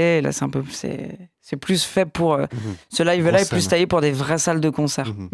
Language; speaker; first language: French; native; French